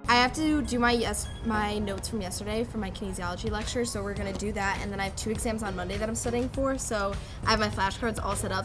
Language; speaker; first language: English; native; English